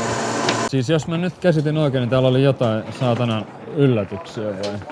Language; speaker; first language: Finnish; native; Finnish